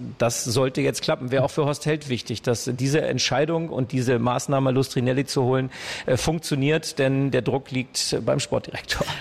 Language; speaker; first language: German; native; German